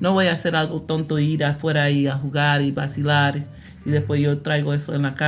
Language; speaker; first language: Spanish; early bilingual, heritage; Spanish